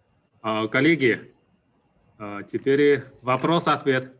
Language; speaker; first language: Russian; non-native, fluent; Chinese